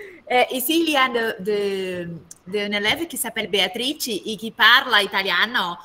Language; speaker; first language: French; non-native, learner; Portuguese